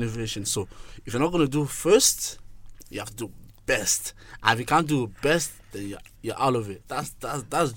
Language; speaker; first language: English; native; English